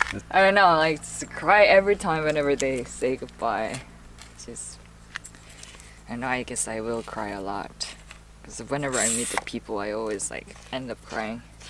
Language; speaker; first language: English; non-native, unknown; Korean